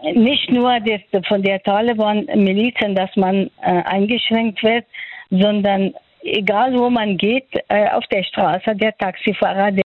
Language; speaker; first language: German; non-native, fluent; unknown